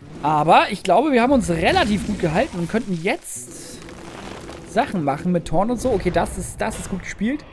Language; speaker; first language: German; native; German